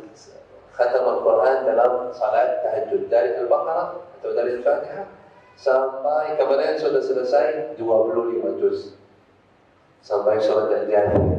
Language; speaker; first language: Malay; non-native, fluent; Arabic